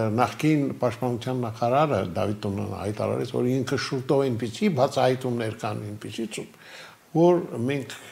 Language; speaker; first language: Armenian; native; Armenian